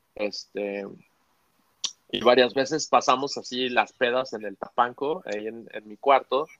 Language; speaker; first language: Spanish; native; Spanish